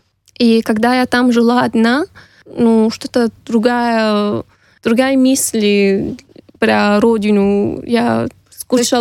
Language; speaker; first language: Russian; non-native, learner; Arabic